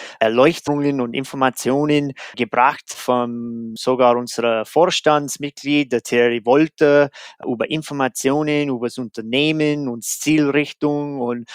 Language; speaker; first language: German; non-native, fluent; English